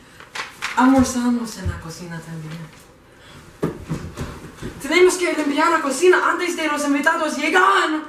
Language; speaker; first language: Spanish; non-native, learner; English